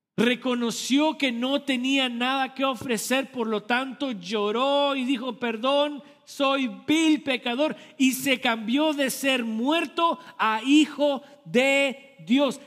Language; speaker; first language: Spanish; early bilingual, heritage; Spanish